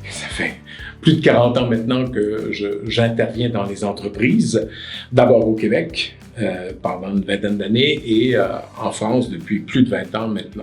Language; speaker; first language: French; native; French